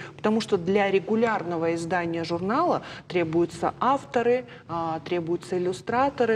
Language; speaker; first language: Russian; native; Russian